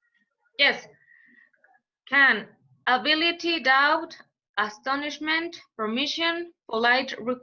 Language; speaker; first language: English; non-native, learner; Spanish